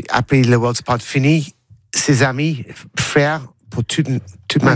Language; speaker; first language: French; non-native, learner; English